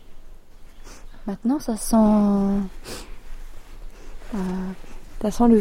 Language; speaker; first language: French; non-native, fluent; Finnish